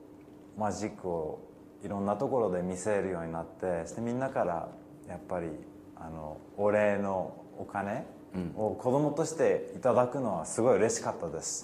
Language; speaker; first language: Japanese; early bilingual, heritage; English